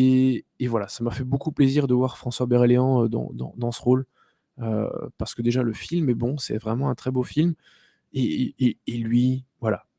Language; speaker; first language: French; native; French